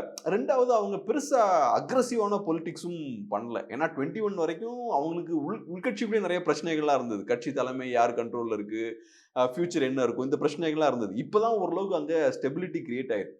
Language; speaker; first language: Tamil; native; Tamil